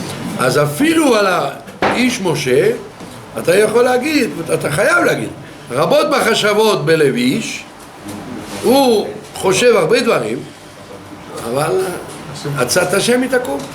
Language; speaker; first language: Hebrew; non-native, fluent; French